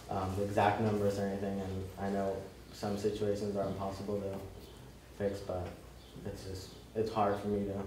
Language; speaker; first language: English; early bilingual, other home language; Spanish